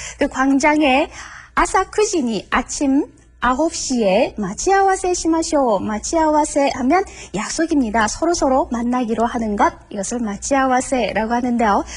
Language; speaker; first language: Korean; native; Korean